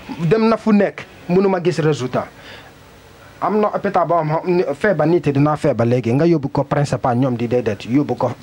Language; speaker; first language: Wolof; non-native, learner; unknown